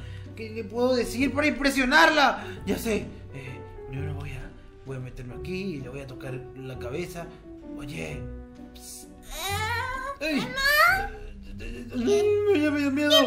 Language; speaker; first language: Spanish; native; Spanish